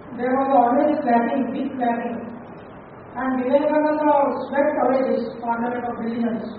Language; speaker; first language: English; non-native, local second language; Marathi